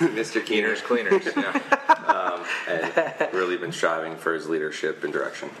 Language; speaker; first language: English; native; English